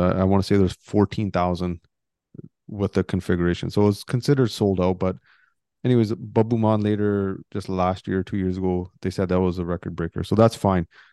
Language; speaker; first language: English; early bilingual, other home language; Punjabi